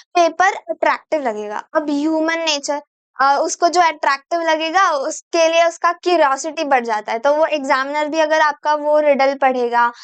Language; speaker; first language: Hindi; non-native, local second language; Marathi